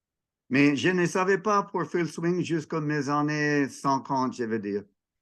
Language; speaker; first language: French; non-native, learner; English